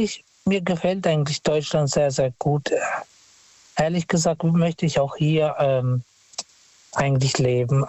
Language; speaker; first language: German; non-native, fluent; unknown